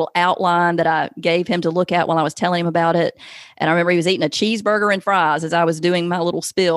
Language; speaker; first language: English; native; English